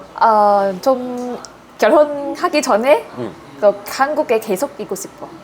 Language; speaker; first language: Korean; non-native, learner; Vietnamese